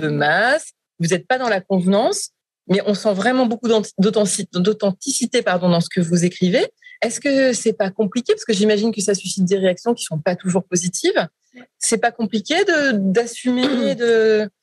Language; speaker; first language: French; native; French